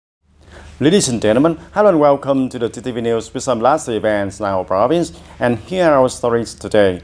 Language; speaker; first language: English; non-native, fluent; Vietnamese